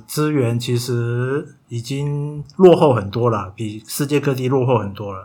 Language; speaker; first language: Chinese; native; Chinese